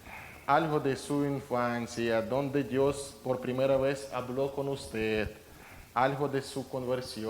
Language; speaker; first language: Spanish; non-native, fluent; Russian